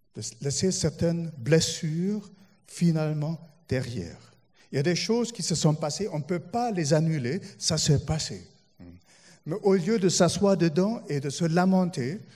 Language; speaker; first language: French; non-native, fluent; German